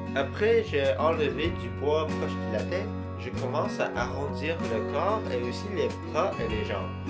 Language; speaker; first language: French; non-native, fluent; English